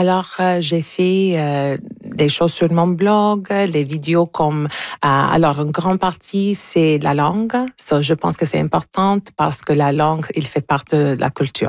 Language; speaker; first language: French; early bilingual, heritage; English